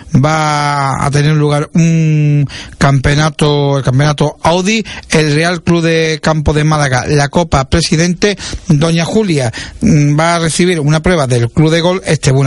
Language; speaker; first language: Spanish; native; Spanish